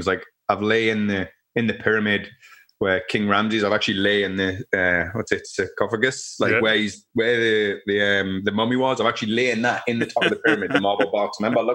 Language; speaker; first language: English; native; English